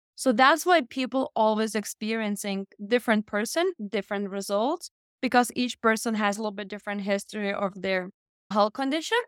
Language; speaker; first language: English; non-native, fluent; Lithuanian